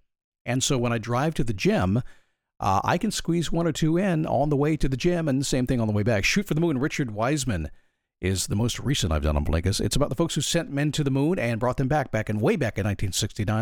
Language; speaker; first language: English; native; English